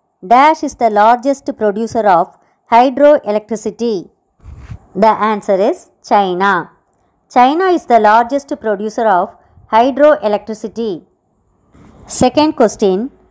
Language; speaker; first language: English; non-native, local second language; Tamil